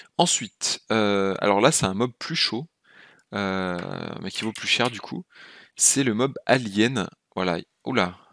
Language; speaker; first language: French; native; French